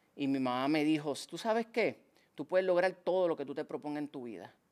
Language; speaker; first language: Spanish; native; Spanish